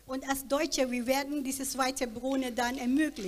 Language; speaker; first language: German; non-native, learner; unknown